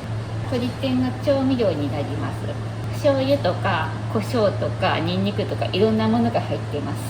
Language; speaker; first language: Japanese; native; Japanese